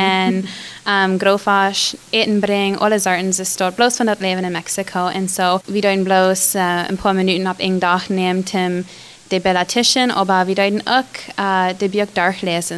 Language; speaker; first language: German; non-native, learner; Plautdietsch